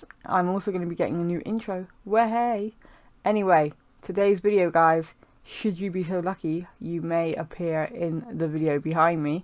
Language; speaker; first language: English; native; English